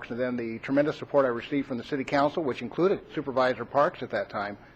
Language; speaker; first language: English; native; English